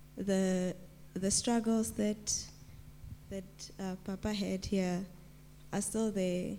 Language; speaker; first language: English; non-native, local second language; Tswana